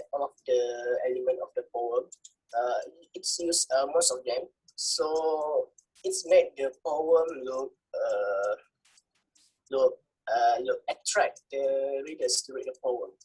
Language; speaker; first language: English; non-native, local second language; Malay